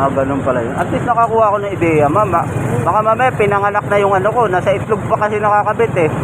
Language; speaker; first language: Filipino; non-native, local second language; Cebuano